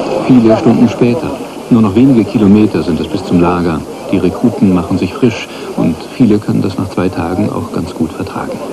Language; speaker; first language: German; native; German